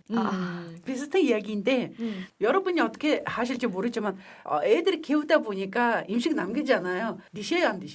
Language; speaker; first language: Korean; non-native, fluent; Mongolian